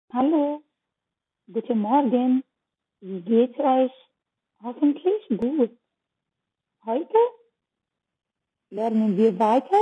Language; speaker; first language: German; non-native, learner; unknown